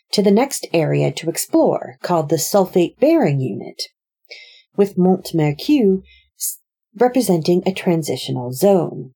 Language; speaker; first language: English; native; English